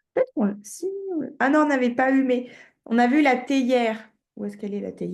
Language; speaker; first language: French; native; French